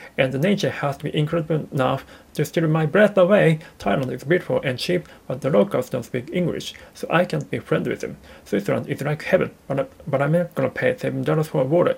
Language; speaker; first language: English; non-native, learner; Japanese